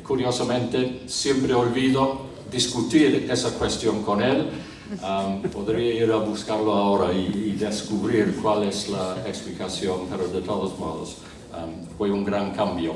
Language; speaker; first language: Spanish; non-native, fluent; English